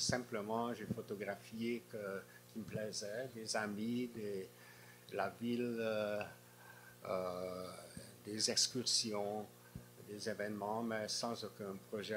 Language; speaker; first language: French; non-native, fluent; Hungarian